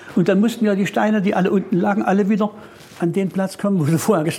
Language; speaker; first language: German; native; German